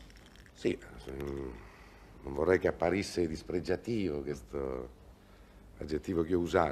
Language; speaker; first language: Italian; native; Italian